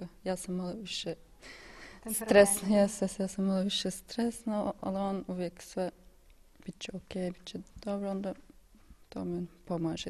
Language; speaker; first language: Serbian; non-native, learner; Turkish